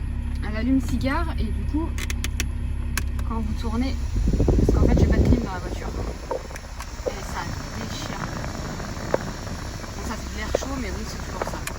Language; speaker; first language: French; native; French